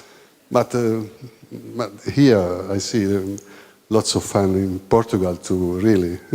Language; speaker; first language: English; non-native, learner; Italian